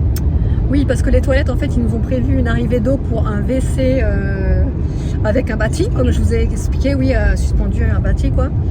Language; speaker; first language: French; native; French